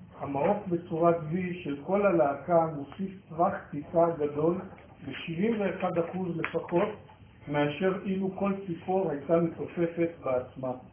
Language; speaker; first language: Hebrew; native; Hebrew